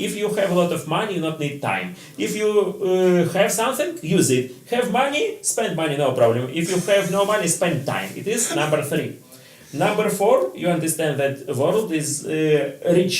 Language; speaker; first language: English; non-native, learner; Russian